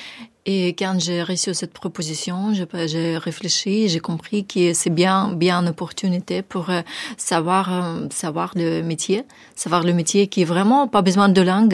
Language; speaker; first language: French; non-native, learner; Ukrainian